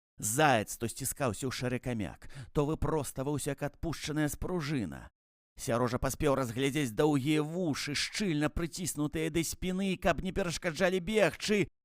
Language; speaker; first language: Belarusian; native; Belarusian